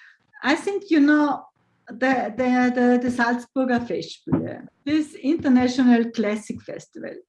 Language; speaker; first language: English; non-native, fluent; German